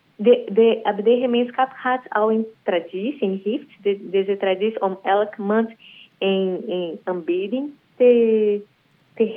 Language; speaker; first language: Dutch; non-native, learner; Portuguese